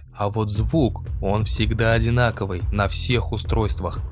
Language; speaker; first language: Russian; native; Russian